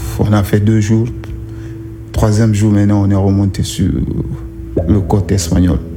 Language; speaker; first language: French; non-native, local second language; Susu